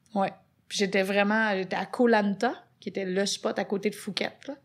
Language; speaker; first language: French; native; French